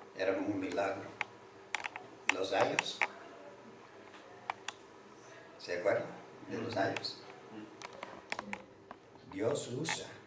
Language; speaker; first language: Spanish; non-native, fluent; English